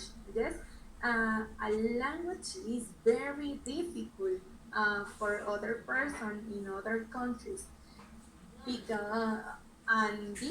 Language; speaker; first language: English; non-native, learner; Spanish